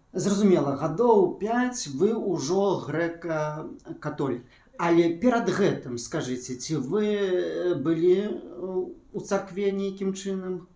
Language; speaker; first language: Belarusian; native; Belarusian